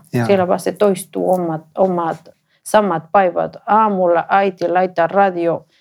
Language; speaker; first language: Finnish; non-native, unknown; Spanish